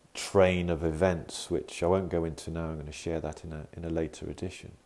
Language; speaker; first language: English; native; English